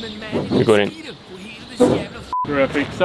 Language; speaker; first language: Swedish; native; Swedish